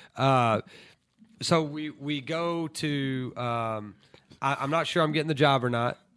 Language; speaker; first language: English; native; English